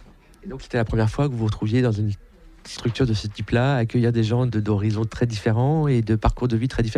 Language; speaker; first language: French; native; French